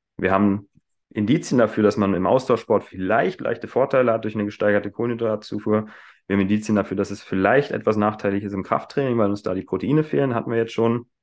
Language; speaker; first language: German; native; German